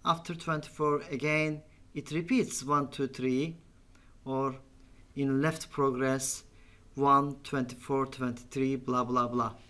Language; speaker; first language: English; non-native, fluent; Turkish